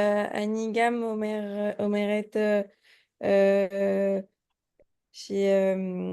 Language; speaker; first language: Hebrew; non-native, learner; French